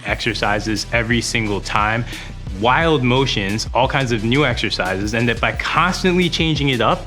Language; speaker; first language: English; native; English